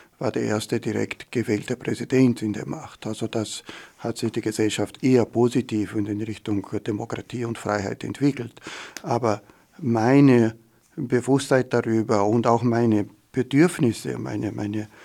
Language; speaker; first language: German; non-native, fluent; Portuguese